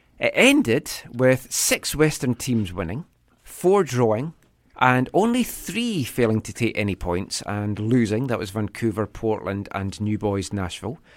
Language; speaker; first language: English; native; English